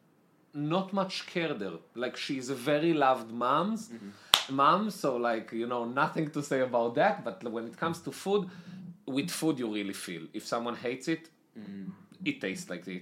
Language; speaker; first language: English; non-native, fluent; Hebrew